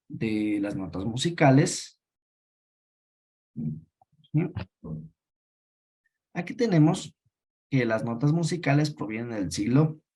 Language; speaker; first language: Spanish; native; Spanish